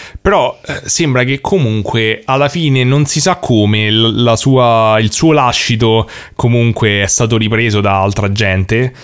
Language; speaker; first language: Italian; native; Italian